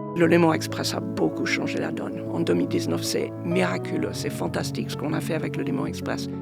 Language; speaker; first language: French; non-native, fluent; English